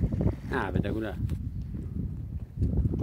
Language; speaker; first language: Spanish; native; Spanish